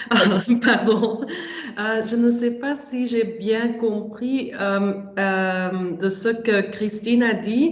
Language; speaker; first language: French; non-native, local second language; Dutch